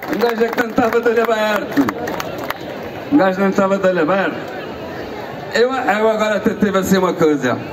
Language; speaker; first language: Portuguese; early bilingual, heritage; Portuguese